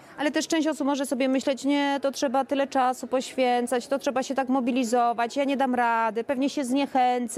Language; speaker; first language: Polish; native; Polish